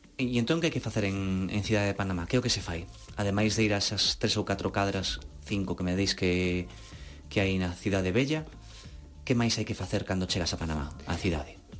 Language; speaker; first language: Galician; native; Galician